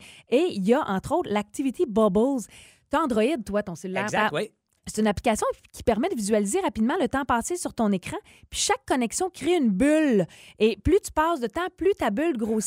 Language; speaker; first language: French; native; French